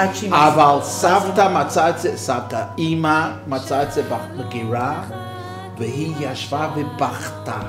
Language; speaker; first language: Hebrew; non-native, fluent; English